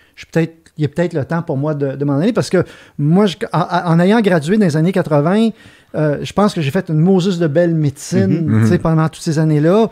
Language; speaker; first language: French; native; French